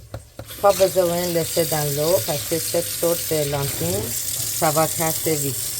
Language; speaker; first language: French; non-native, learner; Persian